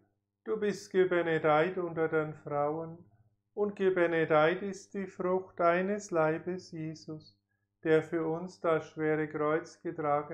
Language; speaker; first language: German; native; German